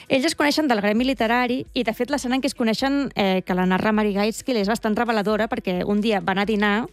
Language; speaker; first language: Catalan; native; Catalan